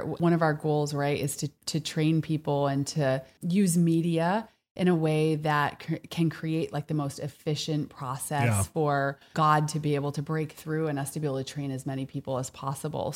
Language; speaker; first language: English; native; English